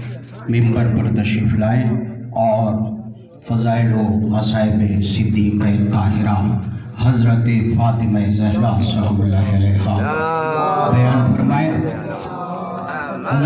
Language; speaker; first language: Urdu; native; Urdu